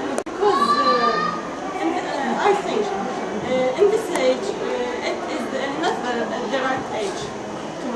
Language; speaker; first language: English; non-native, learner; Arabic